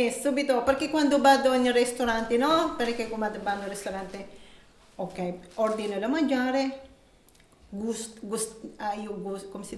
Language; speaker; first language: Italian; non-native, learner; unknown